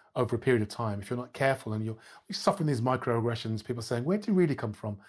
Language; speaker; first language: English; native; English